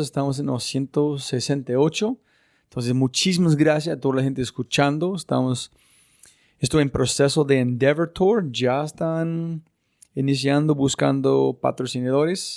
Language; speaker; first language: Spanish; non-native, fluent; English